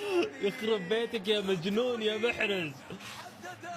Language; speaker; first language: Arabic; native; Arabic